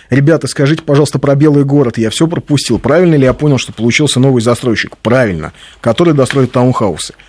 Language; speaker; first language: Russian; native; Russian